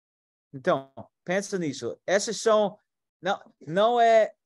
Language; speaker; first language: Portuguese; non-native, fluent; English